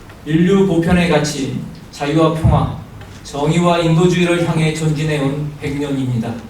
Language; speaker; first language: Korean; native; Korean